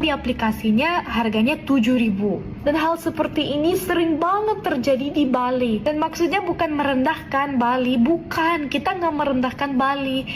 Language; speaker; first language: Indonesian; non-native, fluent; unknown